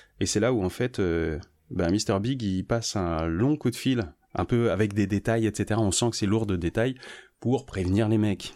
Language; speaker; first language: French; native; French